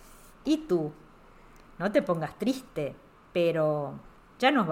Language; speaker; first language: Spanish; native; Spanish